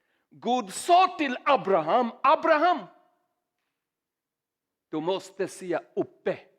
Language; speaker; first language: Swedish; non-native, learner; Urdu